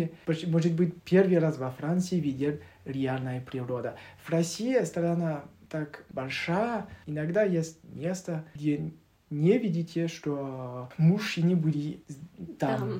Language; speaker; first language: Russian; non-native, learner; French